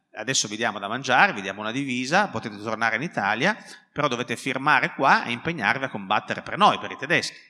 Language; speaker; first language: Italian; native; Italian